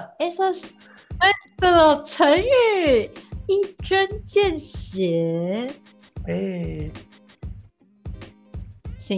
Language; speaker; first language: Spanish; non-native, learner; Chinese